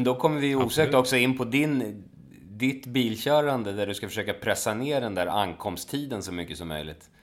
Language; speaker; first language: Swedish; native; Swedish